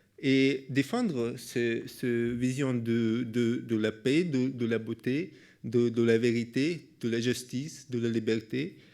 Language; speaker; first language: French; non-native, learner; Russian